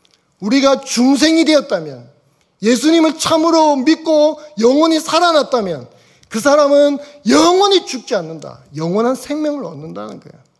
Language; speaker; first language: Korean; native; Korean